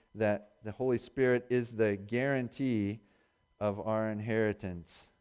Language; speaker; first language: English; native; English